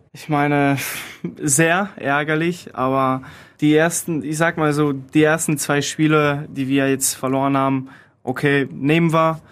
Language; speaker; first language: German; early bilingual, other home language; Polish